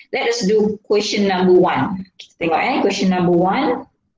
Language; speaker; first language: English; non-native, local second language; Malay